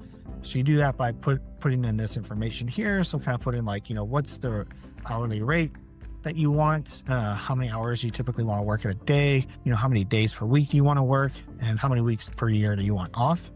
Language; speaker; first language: English; native; English